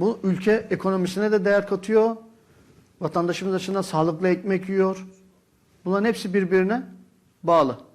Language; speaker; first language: Turkish; native; Turkish